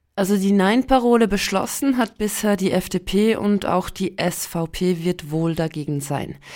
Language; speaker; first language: German; native; German